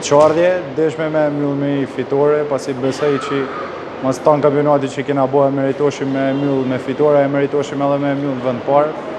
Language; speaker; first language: Albanian; native; Albanian